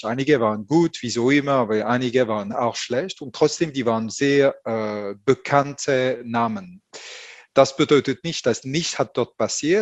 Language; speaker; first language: German; non-native, fluent; French